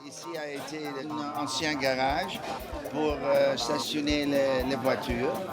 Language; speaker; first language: French; non-native, learner; Dutch